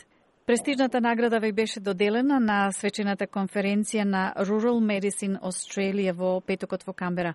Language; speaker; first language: Macedonian; native; Macedonian